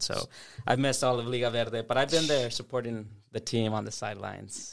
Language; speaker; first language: English; native; English